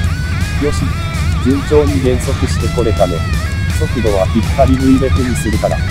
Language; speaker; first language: Japanese; native; Japanese